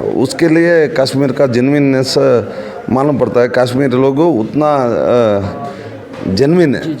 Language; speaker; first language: Hindi; non-native, local second language; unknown